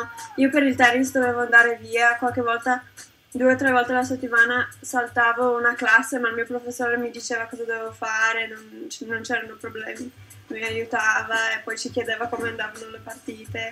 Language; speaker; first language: Italian; early bilingual, heritage; Italian